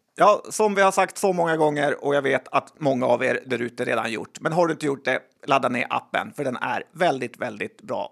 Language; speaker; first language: Swedish; native; Swedish